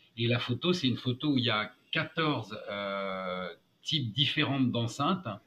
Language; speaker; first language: French; native; French